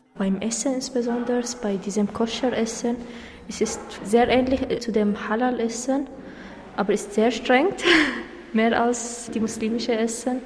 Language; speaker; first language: German; non-native, learner; Arabic